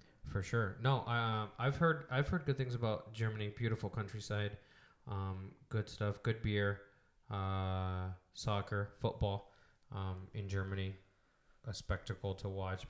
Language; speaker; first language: English; early bilingual, other home language; Spanish